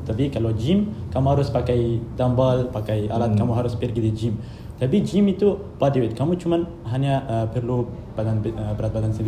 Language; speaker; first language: Indonesian; non-native, fluent; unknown